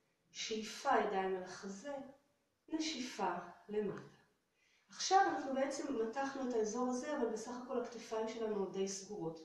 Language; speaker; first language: Hebrew; native; Hebrew